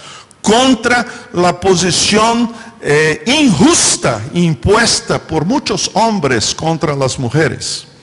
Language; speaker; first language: Spanish; non-native, fluent; Portuguese